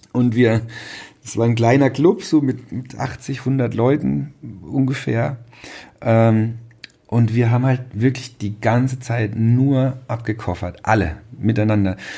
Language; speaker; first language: German; native; German